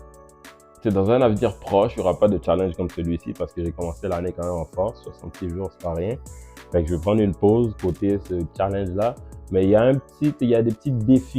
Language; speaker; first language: French; native; French